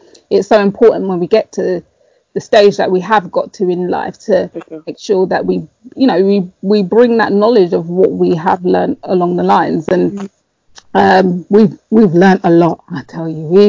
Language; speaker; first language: English; native; English